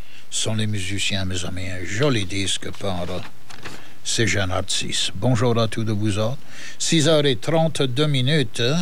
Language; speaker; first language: French; native; French